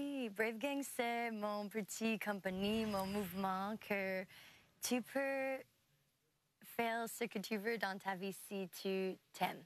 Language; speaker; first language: French; non-native, local second language; English